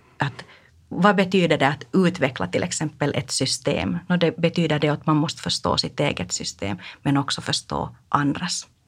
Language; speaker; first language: Swedish; non-native, local second language; Finnish